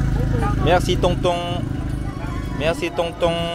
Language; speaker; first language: French; non-native, fluent; Vietnamese